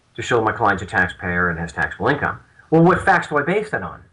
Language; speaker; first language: English; native; English